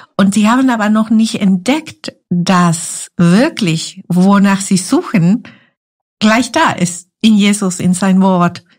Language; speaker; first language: German; non-native, fluent; Spanish